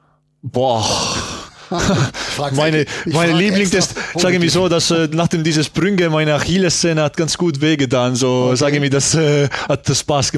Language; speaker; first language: German; non-native, learner; Estonian